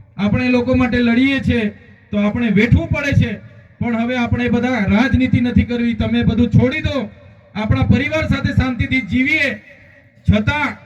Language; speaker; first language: Gujarati; non-native, local second language; Vasavi